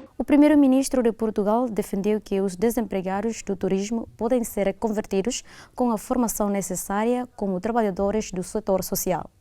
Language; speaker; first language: Portuguese; non-native, local second language; Tetum